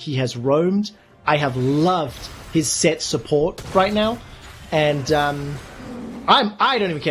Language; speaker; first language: English; native; English